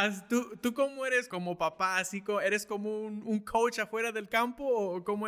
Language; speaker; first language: Spanish; early bilingual, heritage; Spanish